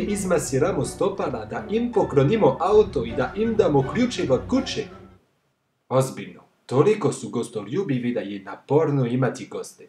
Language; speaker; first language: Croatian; non-native, fluent; French